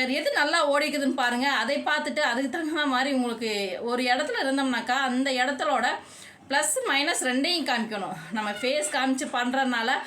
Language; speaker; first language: Tamil; native; Tamil